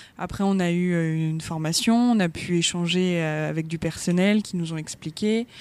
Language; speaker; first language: French; native; French